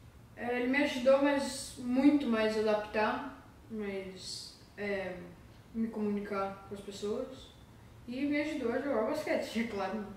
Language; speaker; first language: Portuguese; early bilingual, heritage; Portuguese